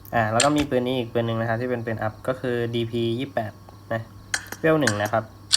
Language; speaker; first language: Thai; native; Thai